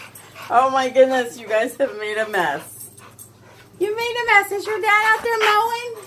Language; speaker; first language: English; native; English